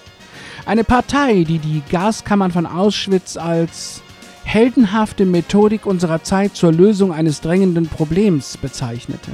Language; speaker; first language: German; native; German